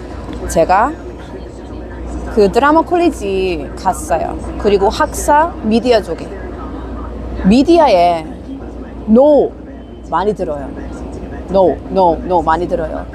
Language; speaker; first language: Korean; non-native, fluent; English